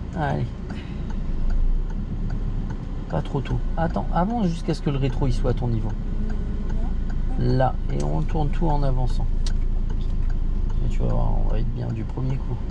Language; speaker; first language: French; native; French